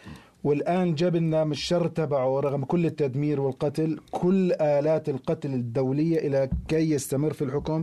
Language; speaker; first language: Arabic; native; Arabic